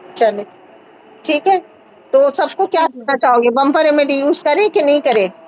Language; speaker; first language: Hindi; native; Hindi